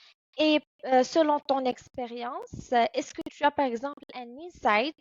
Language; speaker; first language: French; non-native, fluent; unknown